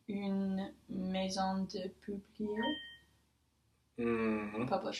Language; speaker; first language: French; non-native, learner; English